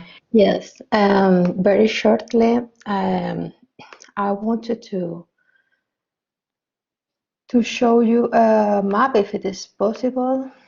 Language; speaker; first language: English; non-native, fluent; Spanish